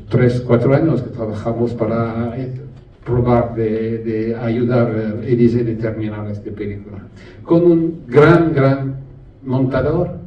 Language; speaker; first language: Spanish; non-native, learner; French